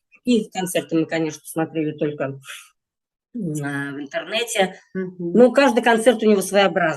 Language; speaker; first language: Russian; native; Russian